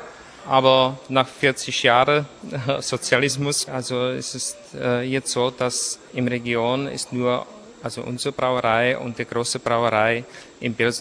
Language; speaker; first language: German; non-native, fluent; Czech